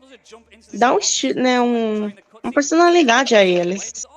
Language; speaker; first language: Portuguese; native; Portuguese